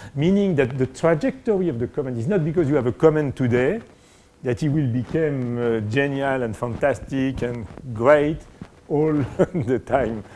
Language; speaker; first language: English; non-native, fluent; French